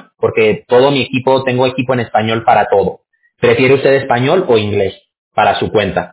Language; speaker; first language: Spanish; native; Spanish